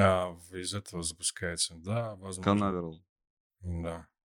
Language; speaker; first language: Russian; native; Russian